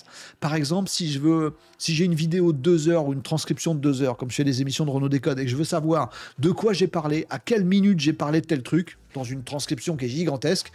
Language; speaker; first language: French; native; French